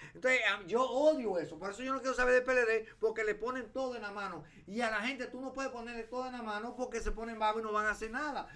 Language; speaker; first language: Spanish; native; Spanish